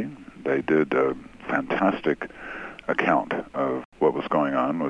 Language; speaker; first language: English; native; English